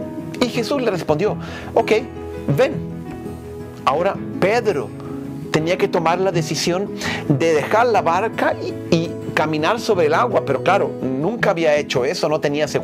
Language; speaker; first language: Spanish; non-native, fluent; Portuguese